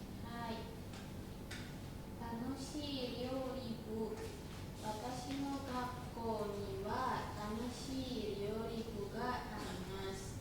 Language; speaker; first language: Japanese; non-native, learner; Indonesian